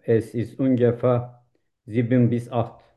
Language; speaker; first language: German; non-native, learner; Turkish